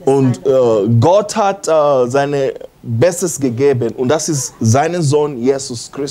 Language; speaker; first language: German; non-native, learner; English